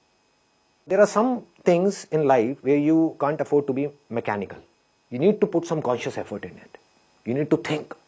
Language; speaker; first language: English; non-native, local second language; Hindi